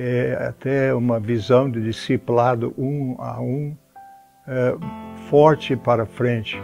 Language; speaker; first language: Portuguese; non-native, fluent; English